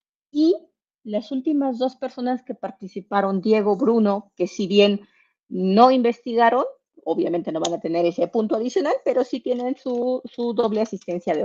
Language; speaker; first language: Spanish; native; Spanish